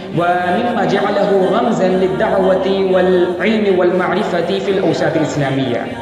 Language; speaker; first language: Arabic; non-native, fluent; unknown